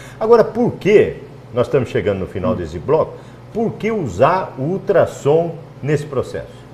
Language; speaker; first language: Portuguese; native; Portuguese